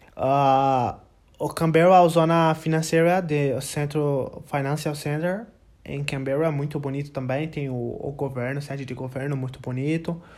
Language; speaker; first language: Portuguese; non-native, learner; English